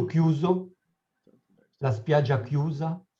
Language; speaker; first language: Italian; non-native, learner; French